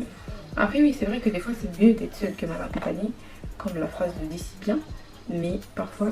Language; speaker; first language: French; native; French